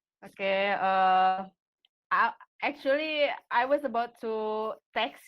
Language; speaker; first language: English; non-native, fluent; Indonesian